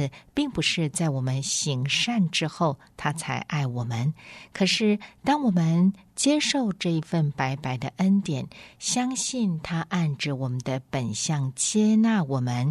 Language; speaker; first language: Chinese; native; Chinese